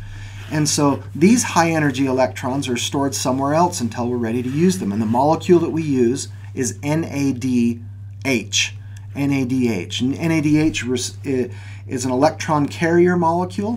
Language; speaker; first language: English; native; English